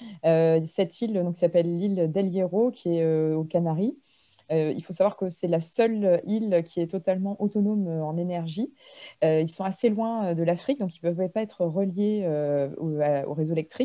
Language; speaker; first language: French; native; French